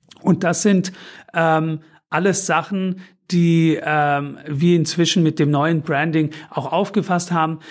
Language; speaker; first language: German; early bilingual, other home language; Turkish